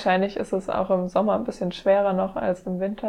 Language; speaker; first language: German; native; German